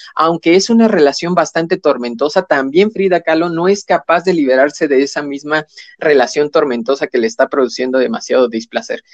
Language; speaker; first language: Spanish; native; Spanish